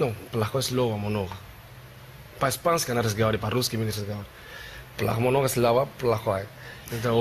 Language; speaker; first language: Russian; non-native, learner; Spanish